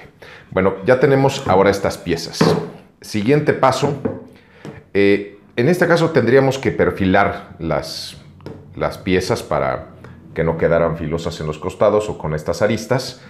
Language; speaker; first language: Spanish; native; Spanish